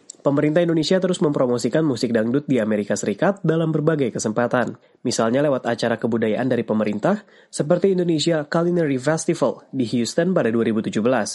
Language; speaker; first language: Indonesian; native; Indonesian